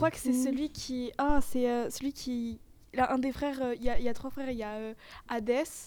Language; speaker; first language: French; native; French